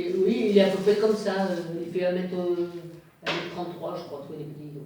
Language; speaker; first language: French; native; French